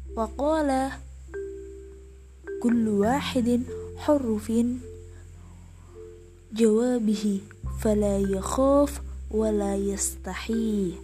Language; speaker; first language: Arabic; non-native, learner; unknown